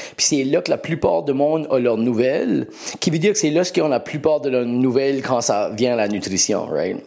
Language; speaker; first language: French; native; French